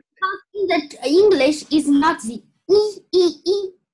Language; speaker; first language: English; non-native, learner; Chinese